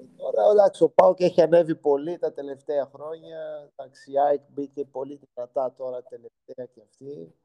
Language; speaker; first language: Greek; non-native, fluent; Portuguese